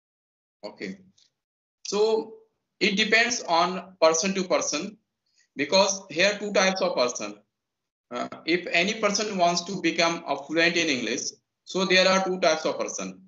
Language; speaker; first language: English; non-native, local second language; Hindi